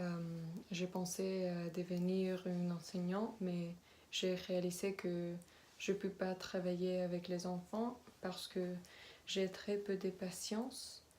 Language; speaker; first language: French; non-native, learner; Spanish